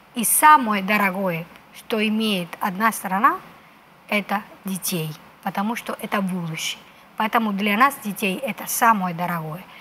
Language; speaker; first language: Russian; non-native, fluent; Spanish